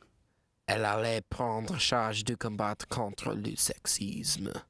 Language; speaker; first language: French; non-native, learner; English